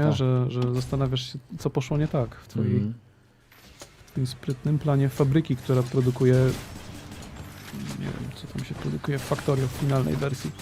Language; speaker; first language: Polish; native; Polish